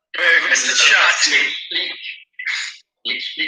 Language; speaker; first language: French; non-native, learner; English